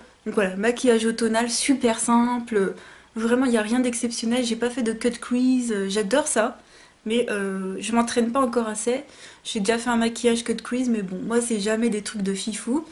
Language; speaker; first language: French; native; French